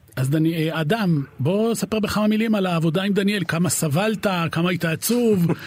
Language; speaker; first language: Hebrew; native; Hebrew